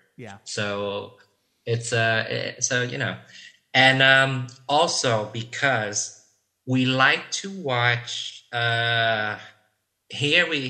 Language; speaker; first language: English; non-native, fluent; Vietnamese